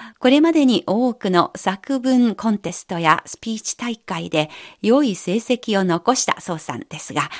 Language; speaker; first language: Japanese; non-native, fluent; Chinese